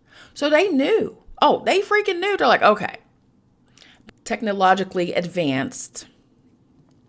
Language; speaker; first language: English; native; English